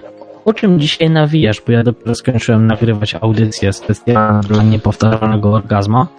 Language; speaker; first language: Polish; native; Polish